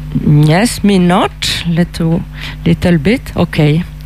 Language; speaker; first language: English; non-native, learner; Italian